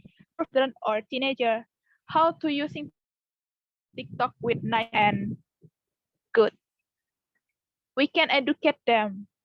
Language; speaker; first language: English; non-native, learner; Indonesian